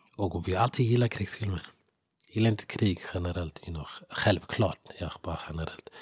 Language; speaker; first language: Swedish; early bilingual, other home language; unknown